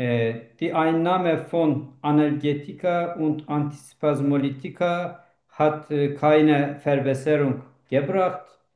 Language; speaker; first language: German; non-native, learner; Turkish